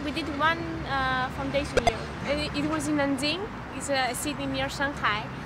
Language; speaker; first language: English; non-native, fluent; Greek